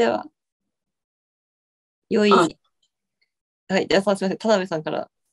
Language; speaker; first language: Japanese; native; Japanese